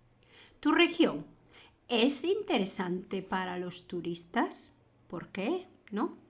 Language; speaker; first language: Spanish; non-native, fluent; English